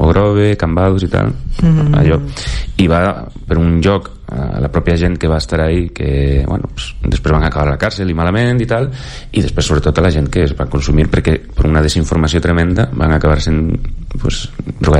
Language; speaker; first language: Catalan; native; Catalan